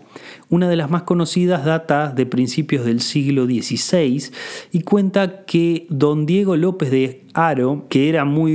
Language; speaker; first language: Spanish; native; Spanish